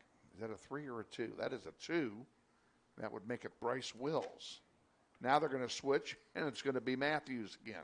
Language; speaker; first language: English; native; English